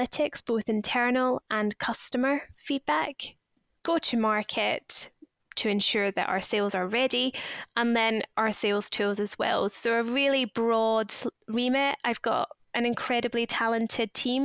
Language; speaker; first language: English; native; English